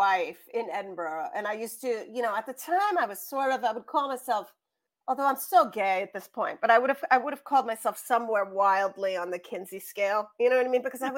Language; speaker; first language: English; native; English